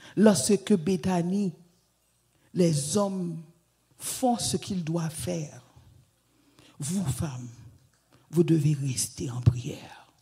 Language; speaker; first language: French; native; French